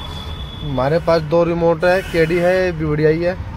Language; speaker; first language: Hindi; non-native, local second language; Punjabi